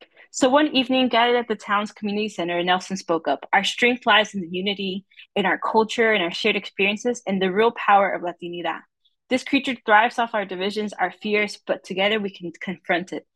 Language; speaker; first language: English; early bilingual, other home language; Spanish